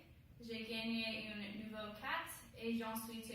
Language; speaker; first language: French; non-native, learner; English